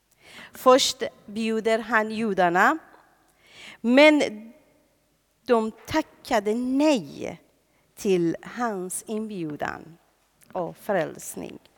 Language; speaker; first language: Swedish; non-native, fluent; Persian